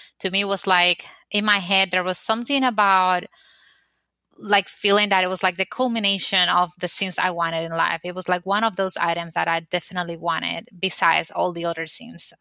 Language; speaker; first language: English; non-native, fluent; Spanish